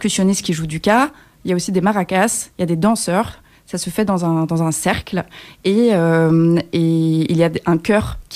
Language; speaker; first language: French; native; French